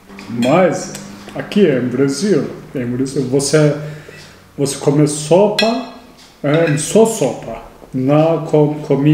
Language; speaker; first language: Portuguese; non-native, learner; Turkish